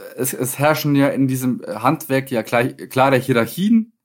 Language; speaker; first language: German; native; German